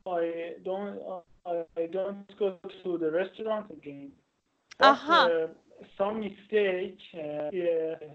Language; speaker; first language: English; non-native, learner; Persian